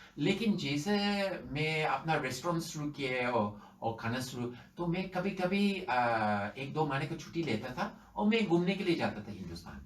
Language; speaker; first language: Hindi; non-native, fluent; English